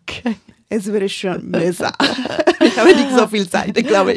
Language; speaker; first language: German; non-native, learner; Spanish